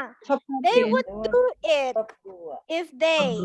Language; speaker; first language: English; non-native, fluent; Indonesian